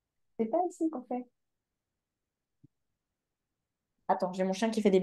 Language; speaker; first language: French; native; French